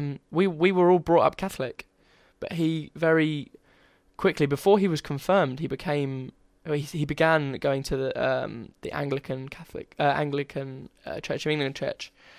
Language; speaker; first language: English; native; English